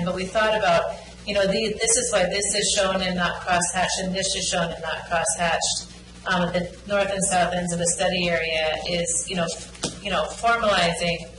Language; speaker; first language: English; native; English